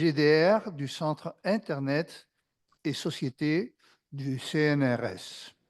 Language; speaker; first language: French; non-native, fluent; Spanish